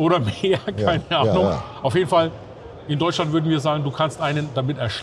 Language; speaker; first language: German; native; German